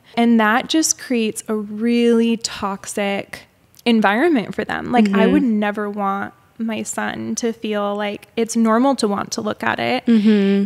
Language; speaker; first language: English; native; English